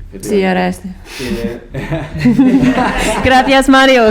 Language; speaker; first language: Spanish; non-native, fluent; Italian